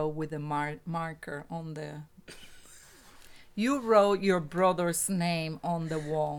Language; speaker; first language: English; non-native, fluent; Spanish